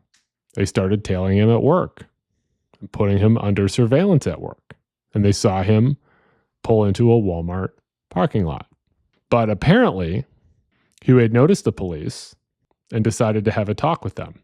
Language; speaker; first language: English; native; English